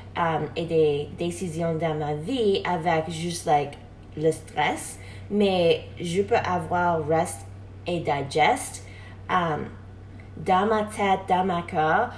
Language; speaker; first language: French; non-native, learner; English